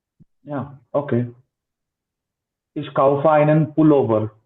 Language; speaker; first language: German; non-native, learner; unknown